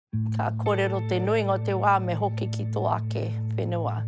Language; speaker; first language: Māori; non-native, local second language; English